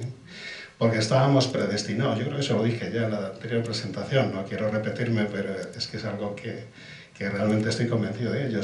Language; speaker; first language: Spanish; native; Spanish